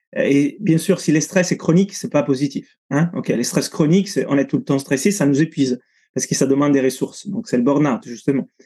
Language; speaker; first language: French; non-native, fluent; Italian